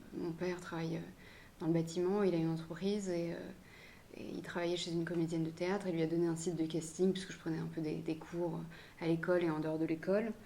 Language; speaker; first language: French; early bilingual, other home language; Romanian